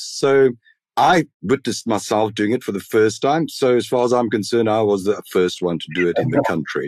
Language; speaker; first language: English; native; English